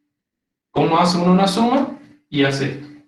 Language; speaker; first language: Spanish; native; Spanish